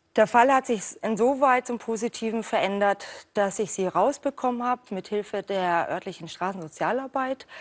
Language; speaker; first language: German; native; German